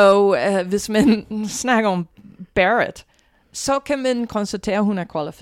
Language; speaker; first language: Danish; non-native, fluent; English